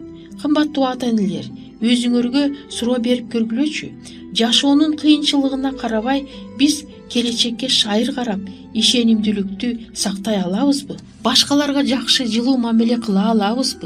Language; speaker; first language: Kyrgyz; native; Kyrgyz